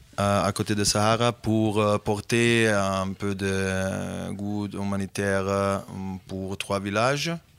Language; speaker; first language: French; non-native, fluent; Bosnian